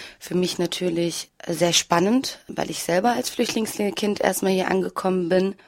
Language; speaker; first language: German; early bilingual, other home language; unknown